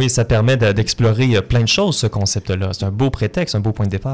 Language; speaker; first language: French; native; French